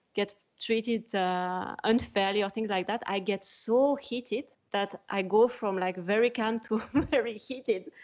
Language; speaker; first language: English; non-native, fluent; French